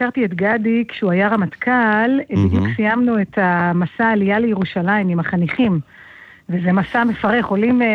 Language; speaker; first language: Hebrew; native; Hebrew